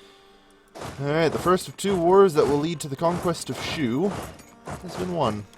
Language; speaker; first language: English; native; English